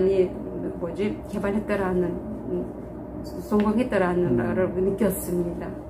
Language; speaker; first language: Korean; non-native, fluent; Turkish